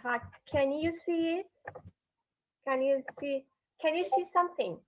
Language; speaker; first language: English; non-native, learner; Yakut